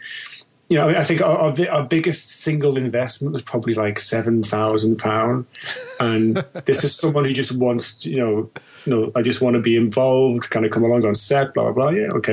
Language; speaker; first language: English; native; English